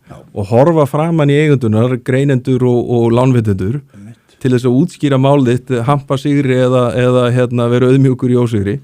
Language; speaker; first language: Icelandic; native; Icelandic